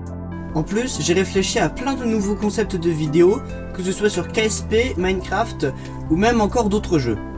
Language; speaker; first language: French; native; French